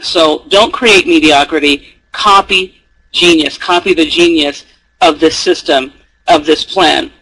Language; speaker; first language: English; native; English